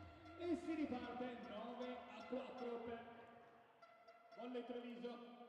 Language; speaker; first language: Italian; native; Italian